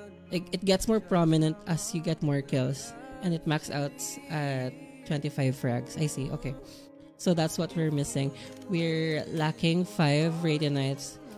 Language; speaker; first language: English; non-native, local second language; Filipino